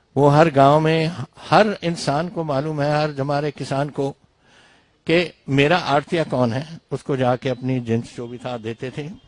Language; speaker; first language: Hindi; non-native, local second language; Punjabi